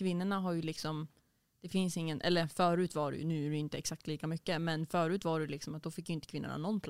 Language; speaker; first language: Swedish; native; Swedish